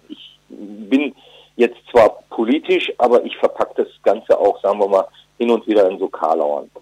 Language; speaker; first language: German; early bilingual, other home language; Turkish